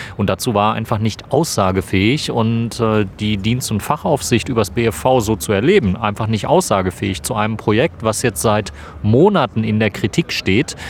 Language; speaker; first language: German; native; German